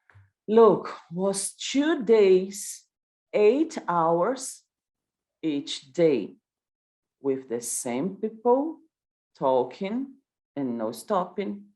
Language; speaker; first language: English; non-native, learner; Portuguese